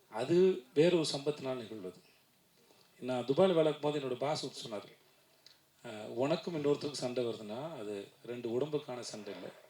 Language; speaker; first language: Tamil; native; Tamil